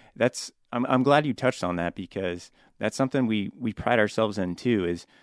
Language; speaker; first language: English; native; English